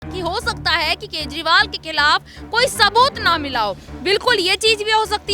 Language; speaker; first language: Hindi; native; Hindi